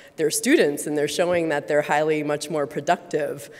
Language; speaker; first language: English; native; English